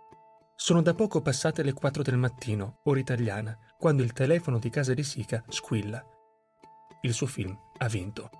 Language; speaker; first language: Italian; native; Italian